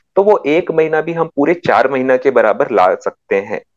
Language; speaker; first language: Hindi; native; Hindi